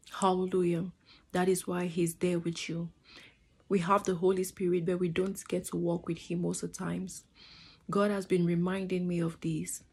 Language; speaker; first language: English; non-native, fluent; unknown